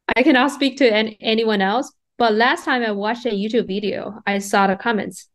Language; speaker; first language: English; non-native, fluent; Chinese